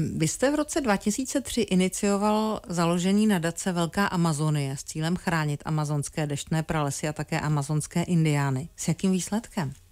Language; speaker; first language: Czech; native; Czech